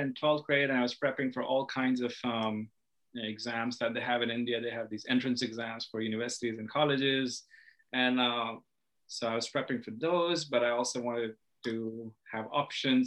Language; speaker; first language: English; non-native, local second language; Hindi